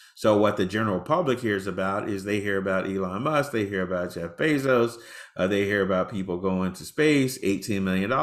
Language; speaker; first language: English; native; English